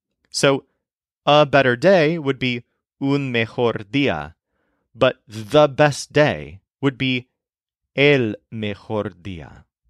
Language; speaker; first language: Spanish; non-native, fluent; English